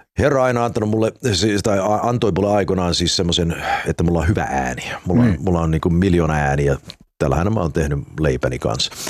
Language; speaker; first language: Finnish; early bilingual, heritage; Finnish